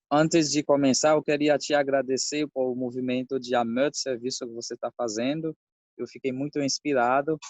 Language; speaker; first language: Portuguese; non-native, fluent; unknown